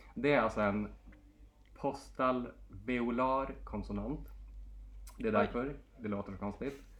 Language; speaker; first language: Swedish; native; Swedish